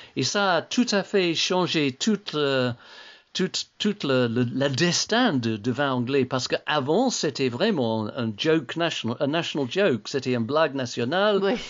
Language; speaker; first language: French; non-native, fluent; English